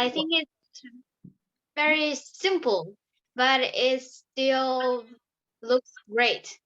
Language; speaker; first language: English; non-native, learner; Vietnamese